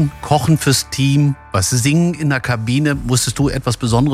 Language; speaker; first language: German; native; German